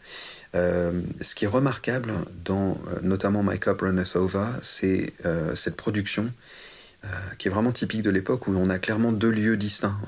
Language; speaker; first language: French; native; French